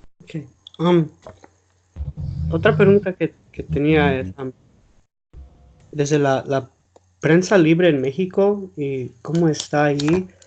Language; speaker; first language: Spanish; non-native, learner; English